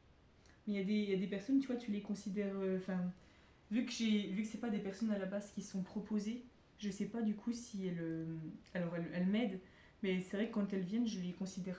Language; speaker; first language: French; native; French